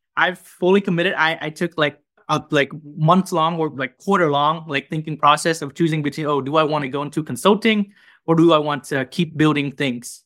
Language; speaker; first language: English; non-native, fluent; Vietnamese